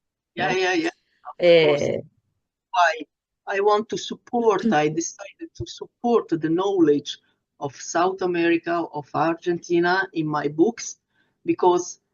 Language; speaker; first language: English; non-native, fluent; Italian